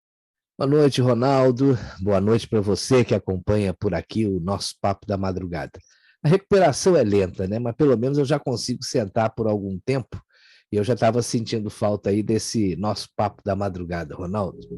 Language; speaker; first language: Portuguese; native; Portuguese